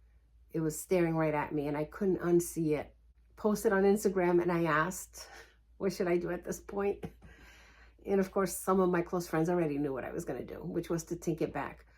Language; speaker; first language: English; early bilingual, other home language; Portuguese